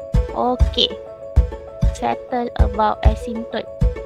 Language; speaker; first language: English; non-native, local second language; Malay